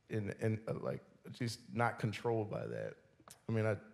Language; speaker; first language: English; native; English